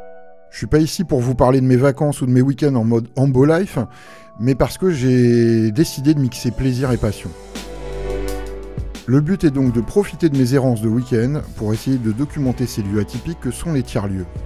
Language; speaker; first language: French; native; French